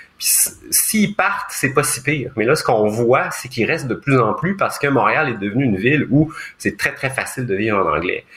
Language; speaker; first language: French; native; French